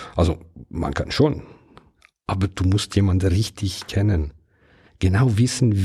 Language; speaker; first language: German; non-native, fluent; Italian